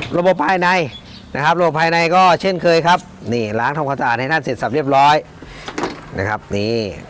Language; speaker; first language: Thai; non-native, local second language; Northeastern Thai